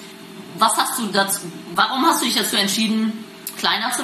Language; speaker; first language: German; native; German